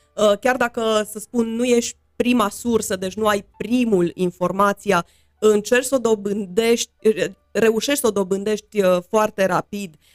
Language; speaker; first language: Romanian; native; Romanian